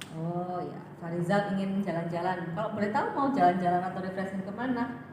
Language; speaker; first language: Indonesian; native; Indonesian